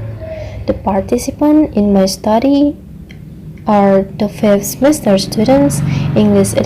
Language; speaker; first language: English; non-native, learner; Indonesian